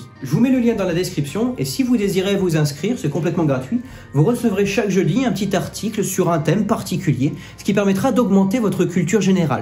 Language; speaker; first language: French; native; French